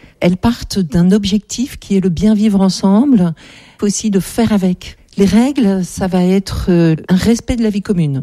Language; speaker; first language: French; native; French